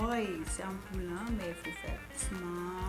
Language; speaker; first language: French; non-native, learner; Portuguese